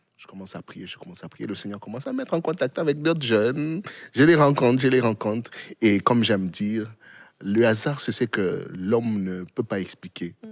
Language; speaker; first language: French; non-native, local second language; Swahili